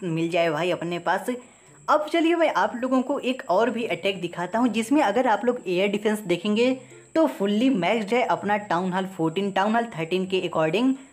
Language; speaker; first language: Hindi; native; Hindi